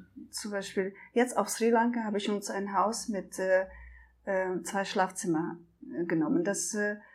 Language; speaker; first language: German; non-native, fluent; Russian